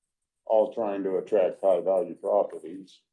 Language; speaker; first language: English; native; English